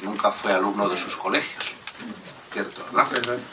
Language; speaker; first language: Spanish; native; Spanish